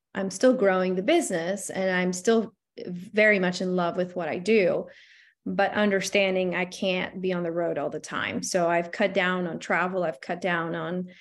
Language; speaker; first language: English; non-native, fluent; Albanian